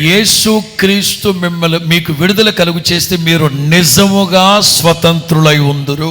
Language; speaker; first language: Telugu; native; Telugu